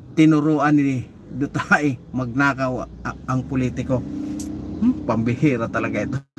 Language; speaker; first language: Filipino; native; Filipino